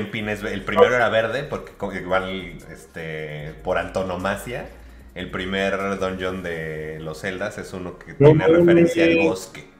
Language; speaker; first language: Spanish; native; Spanish